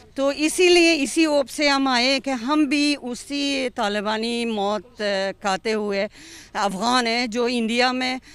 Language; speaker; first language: Hindi; non-native, fluent; Persian